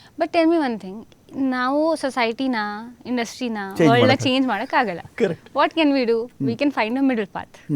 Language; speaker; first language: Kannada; non-native, fluent; Hindi